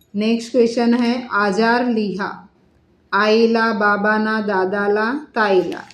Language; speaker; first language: Hindi; non-native, local second language; Marathi